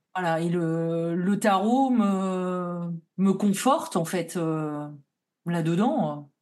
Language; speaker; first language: French; native; French